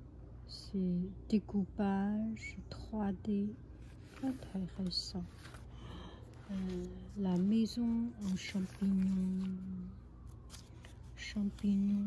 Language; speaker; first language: French; non-native, fluent; Chinese